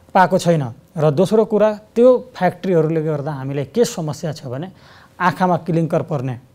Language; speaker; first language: Nepali; native; Nepali